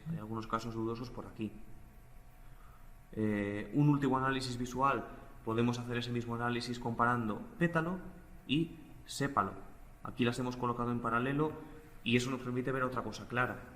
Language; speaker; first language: Spanish; native; Spanish